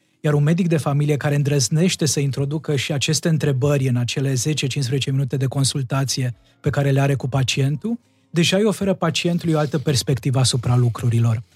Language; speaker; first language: Romanian; native; Romanian